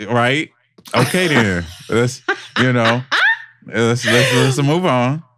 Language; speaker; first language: English; native; English